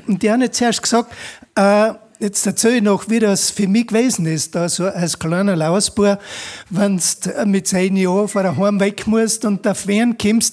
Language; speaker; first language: German; native; German